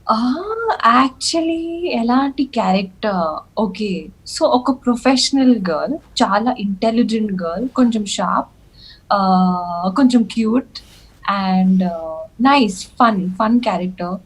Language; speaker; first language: Telugu; non-native, learner; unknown